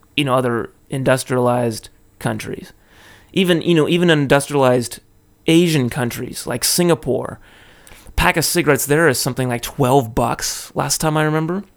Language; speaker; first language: English; native; English